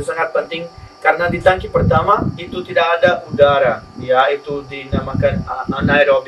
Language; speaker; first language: Indonesian; non-native, learner; Spanish